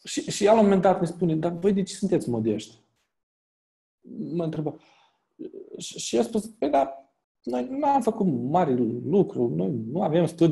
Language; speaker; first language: Romanian; native; Romanian